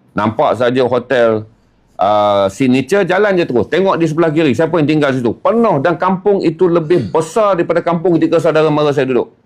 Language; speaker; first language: Malay; native; Malay